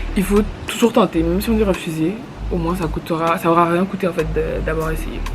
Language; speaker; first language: French; native; French